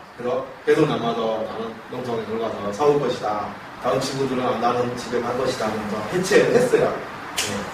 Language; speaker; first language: Korean; non-native, fluent; Burmese